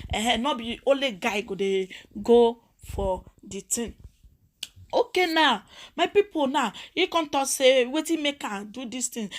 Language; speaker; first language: Nigerian Pidgin; non-native, local second language; Yoruba